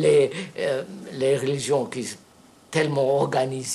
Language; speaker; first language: French; non-native, fluent; Telugu